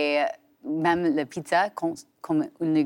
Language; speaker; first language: French; non-native, learner; English